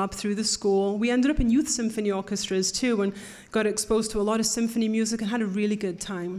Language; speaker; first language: English; native; English